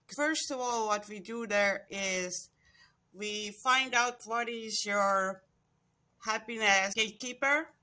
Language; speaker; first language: English; non-native, fluent; Estonian